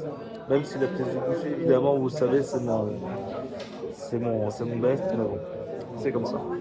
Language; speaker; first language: French; native; French